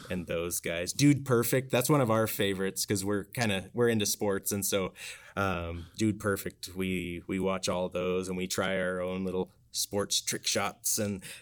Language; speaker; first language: English; native; English